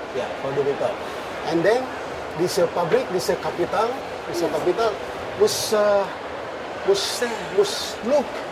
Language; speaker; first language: English; non-native, learner; Indonesian